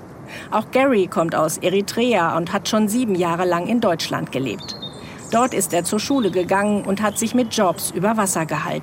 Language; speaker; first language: German; native; German